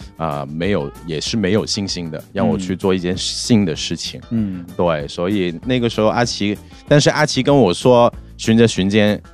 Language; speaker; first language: Chinese; non-native, local second language; Cantonese